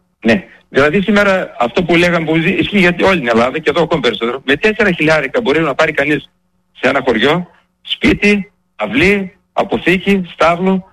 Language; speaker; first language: Greek; native; Greek